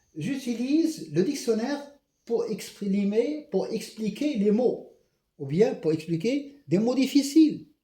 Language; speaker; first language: French; non-native, local second language; Arabic